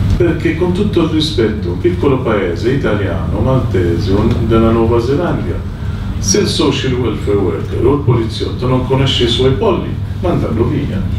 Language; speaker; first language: Italian; non-native, fluent; Maltese